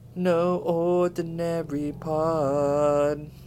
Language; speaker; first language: English; native; English